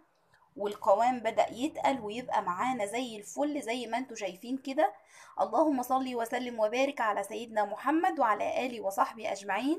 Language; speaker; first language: Arabic; native; Arabic